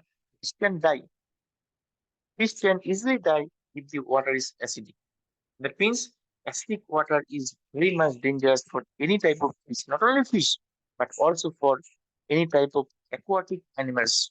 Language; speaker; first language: English; non-native, local second language; Bangla